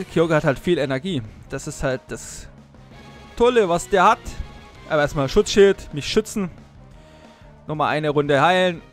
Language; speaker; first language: German; native; German